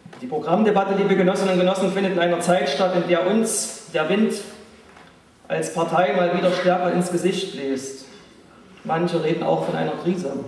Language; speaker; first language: German; native; German